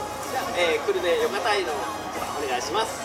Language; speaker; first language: Japanese; native; Japanese